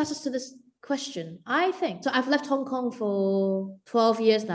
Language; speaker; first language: English; non-native, local second language; Cantonese